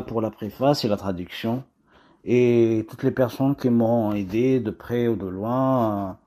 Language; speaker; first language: French; non-native, local second language; Kabyle